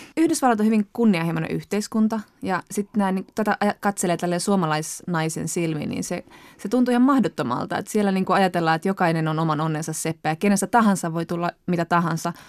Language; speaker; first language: Finnish; native; Finnish